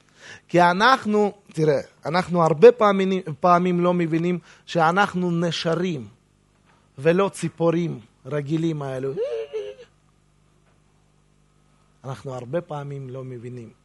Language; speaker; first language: Hebrew; non-native, fluent; Russian